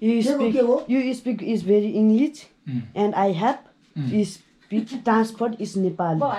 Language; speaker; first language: English; non-native, learner; Nepali